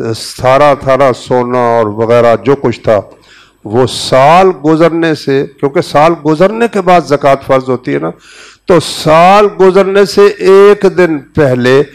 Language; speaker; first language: Urdu; native; Urdu